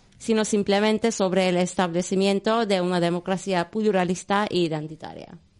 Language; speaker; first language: Spanish; non-native, fluent; Turkish